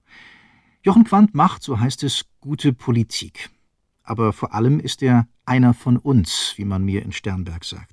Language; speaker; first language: German; native; German